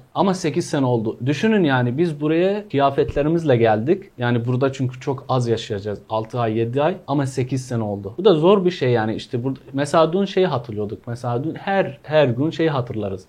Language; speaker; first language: Turkish; non-native, fluent; Arabic